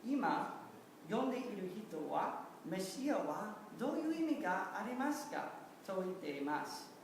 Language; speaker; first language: Japanese; non-native, learner; English